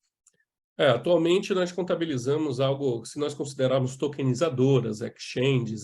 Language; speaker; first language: Portuguese; native; Portuguese